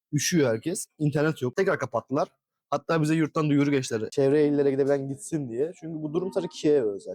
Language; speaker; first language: Turkish; native; Turkish